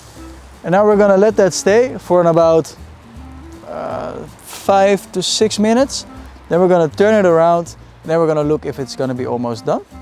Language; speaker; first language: English; non-native, fluent; Dutch